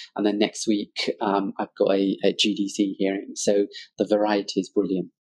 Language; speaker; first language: English; early bilingual, other home language; Bangla